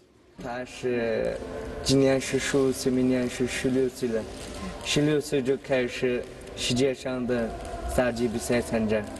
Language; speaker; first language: Chinese; non-native, local second language; Uyghur